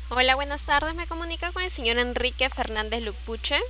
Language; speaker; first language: Spanish; native; Spanish